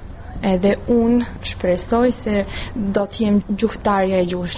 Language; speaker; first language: Albanian; non-native, fluent; Serbian